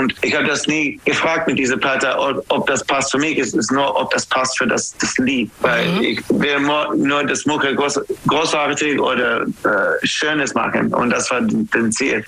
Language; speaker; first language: German; non-native, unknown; English